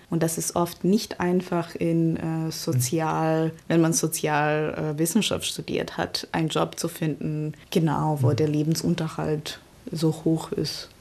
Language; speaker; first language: German; non-native, fluent; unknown